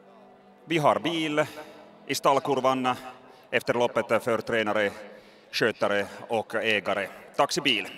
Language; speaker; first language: Swedish; non-native, fluent; Finnish